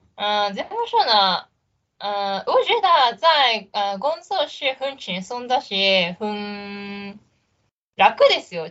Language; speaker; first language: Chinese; non-native, learner; Japanese